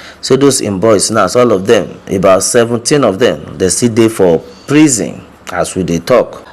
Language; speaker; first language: Nigerian Pidgin; non-native, local second language; Yoruba